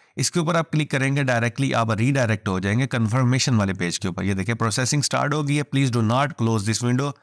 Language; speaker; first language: Urdu; native; Urdu